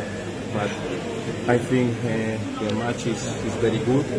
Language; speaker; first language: English; non-native, learner; Spanish